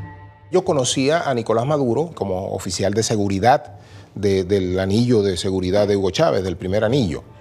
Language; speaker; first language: Spanish; native; Spanish